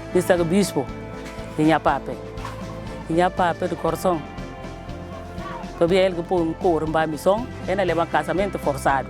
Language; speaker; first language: Portuguese; non-native, local second language; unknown